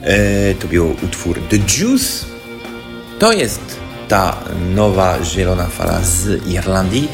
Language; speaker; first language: Polish; non-native, fluent; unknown